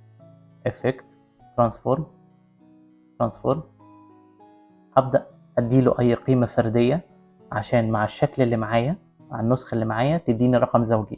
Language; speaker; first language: Arabic; native; Arabic